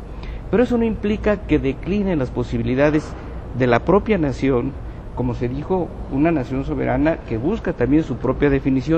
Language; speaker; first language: Spanish; native; Spanish